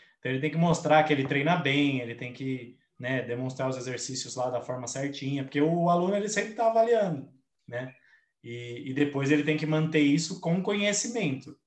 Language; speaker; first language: Portuguese; native; Portuguese